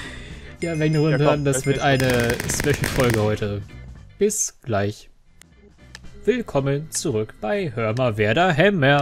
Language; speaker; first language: German; native; German